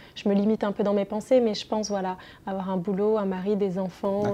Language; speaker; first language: French; native; French